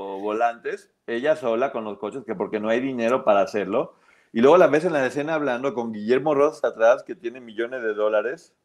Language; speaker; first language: Spanish; native; Spanish